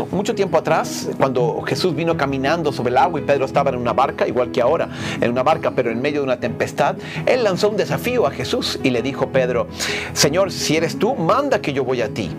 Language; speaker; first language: Spanish; non-native, fluent; Portuguese